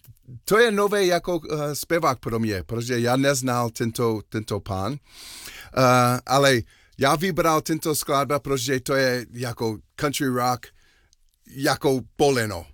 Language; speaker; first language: Czech; non-native, learner; English